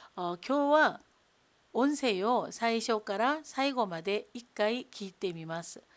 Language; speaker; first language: Japanese; non-native, fluent; Korean